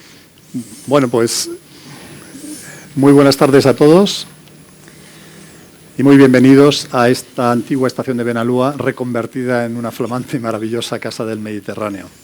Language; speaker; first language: Spanish; native; Spanish